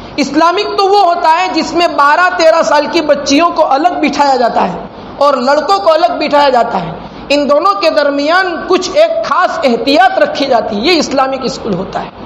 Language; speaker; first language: Urdu; non-native, local second language; Gujarati